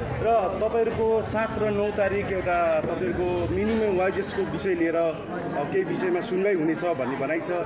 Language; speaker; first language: Nepali; native; Nepali